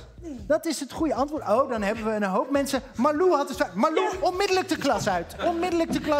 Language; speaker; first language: Dutch; native; Dutch